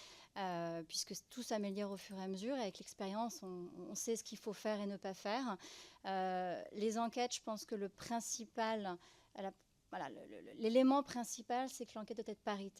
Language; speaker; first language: French; native; French